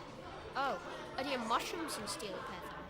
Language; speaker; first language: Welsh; non-native, local second language; English